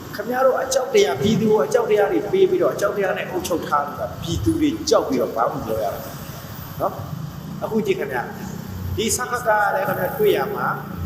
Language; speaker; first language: Burmese; native; Burmese